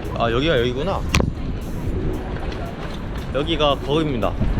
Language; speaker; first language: Korean; native; Korean